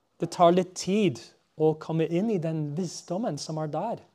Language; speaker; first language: Norwegian; non-native, fluent; English